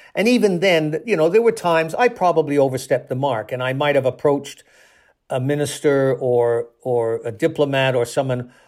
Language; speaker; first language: English; native; English